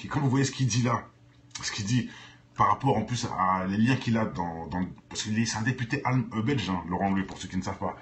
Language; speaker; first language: French; native; French